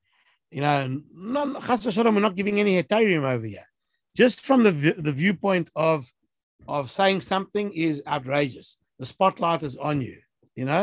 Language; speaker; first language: English; native; English